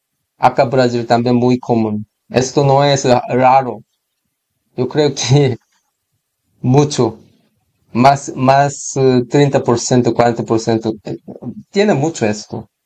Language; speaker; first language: Spanish; non-native, learner; Korean